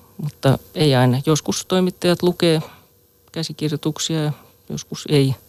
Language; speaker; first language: Finnish; native; Finnish